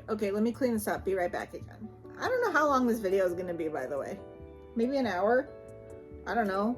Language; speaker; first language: English; native; English